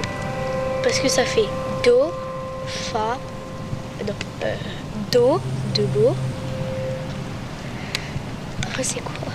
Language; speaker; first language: French; native; French